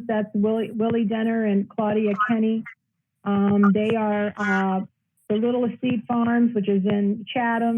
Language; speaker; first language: English; native; English